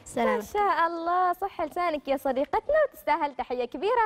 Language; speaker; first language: Arabic; native; Arabic